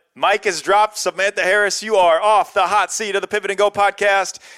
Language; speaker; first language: English; native; English